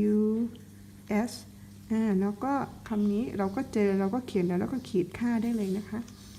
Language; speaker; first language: Thai; non-native, local second language; Pattani Malay